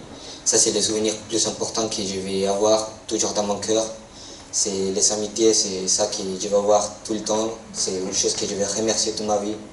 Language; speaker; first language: French; non-native, fluent; Spanish